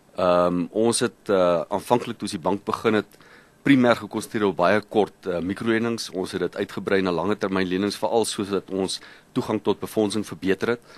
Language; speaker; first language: Afrikaans; native; Afrikaans